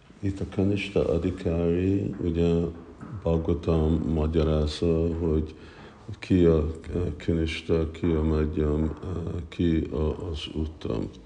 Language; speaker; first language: Hungarian; early bilingual, heritage; Hungarian